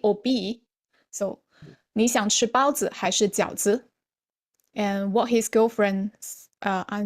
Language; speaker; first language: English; non-native, fluent; Chinese